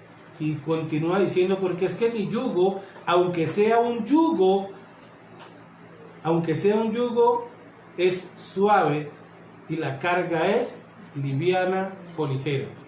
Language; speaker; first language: Spanish; native; Spanish